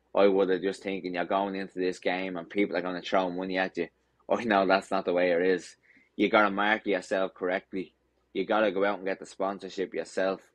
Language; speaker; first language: English; native; English